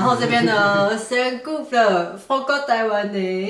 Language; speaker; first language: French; non-native, fluent; Chinese